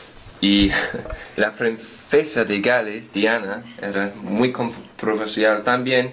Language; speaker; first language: Spanish; non-native, learner; English